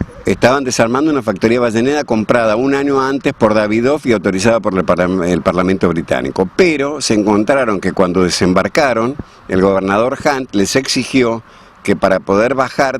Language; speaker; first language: Spanish; native; Spanish